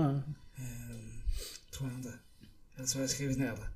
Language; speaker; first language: Swedish; early bilingual, other home language; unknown